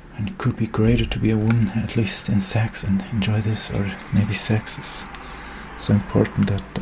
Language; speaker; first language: English; non-native, fluent; German